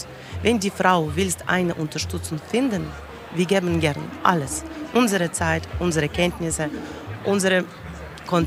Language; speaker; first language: German; non-native, learner; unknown